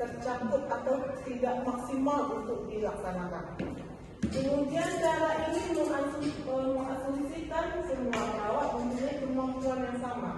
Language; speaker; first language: Indonesian; native; Indonesian